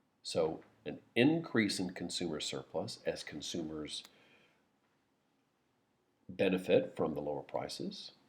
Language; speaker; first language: English; native; English